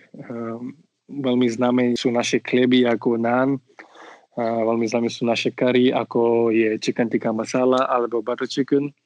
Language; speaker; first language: Slovak; non-native, fluent; Marathi